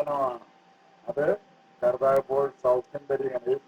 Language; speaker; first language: Malayalam; native; Malayalam